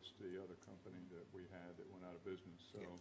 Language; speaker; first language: English; native; English